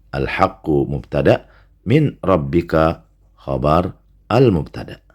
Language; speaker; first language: Arabic; non-native, fluent; Indonesian